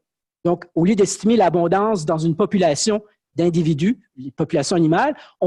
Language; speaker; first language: French; native; French